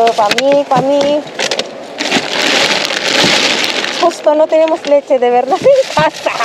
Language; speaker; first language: Spanish; non-native, fluent; Filipino